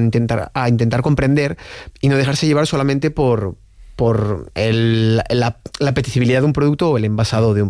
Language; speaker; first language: Spanish; native; Spanish